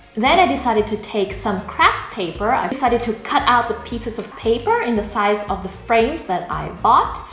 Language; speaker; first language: English; non-native, fluent; Russian